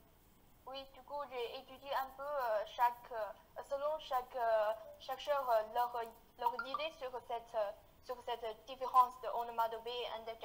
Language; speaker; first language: French; non-native, fluent; Chinese